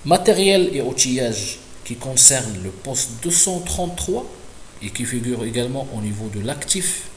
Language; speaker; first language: French; non-native, local second language; Arabic